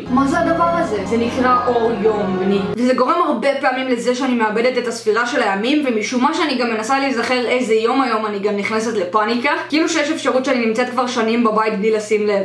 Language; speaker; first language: Hebrew; native; Hebrew